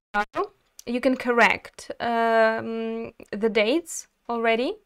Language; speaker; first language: English; non-native, fluent; Ukrainian